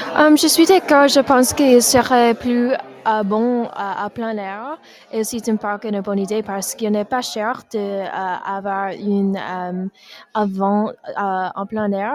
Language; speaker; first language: French; non-native, learner; English